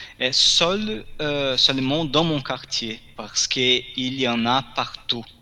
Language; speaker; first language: French; non-native, fluent; Portuguese